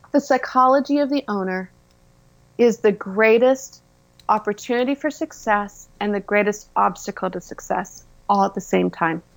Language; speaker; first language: English; native; English